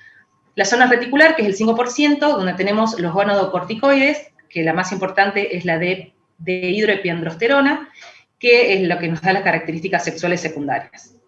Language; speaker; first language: Spanish; native; Spanish